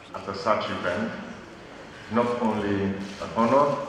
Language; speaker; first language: English; non-native, learner; Romanian